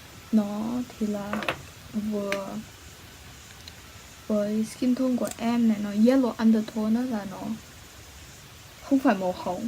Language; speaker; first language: Vietnamese; early bilingual, heritage; Vietnamese